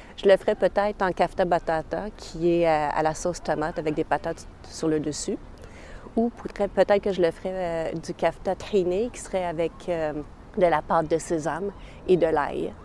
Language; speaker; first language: French; native; French